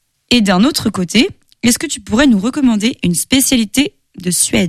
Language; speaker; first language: French; native; French